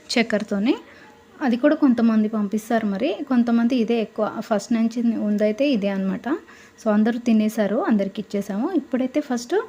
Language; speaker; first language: Telugu; non-native, local second language; Lambadi